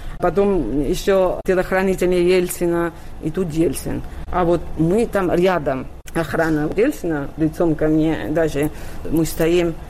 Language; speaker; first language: Russian; non-native, fluent; Catalan